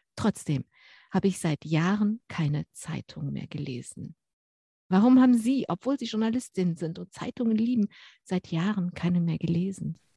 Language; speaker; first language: German; native; German